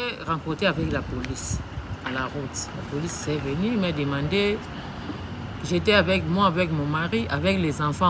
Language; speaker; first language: French; non-native, learner; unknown